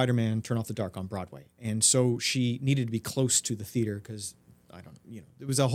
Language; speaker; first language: English; native; English